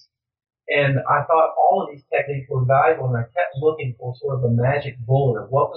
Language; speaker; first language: English; native; English